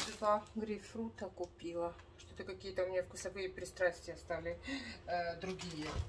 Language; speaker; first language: Russian; native; Russian